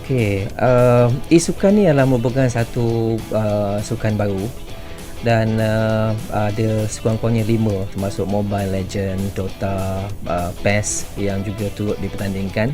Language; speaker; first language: Malay; native; Malay